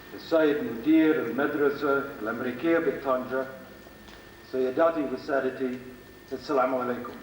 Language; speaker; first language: Arabic; non-native, fluent; English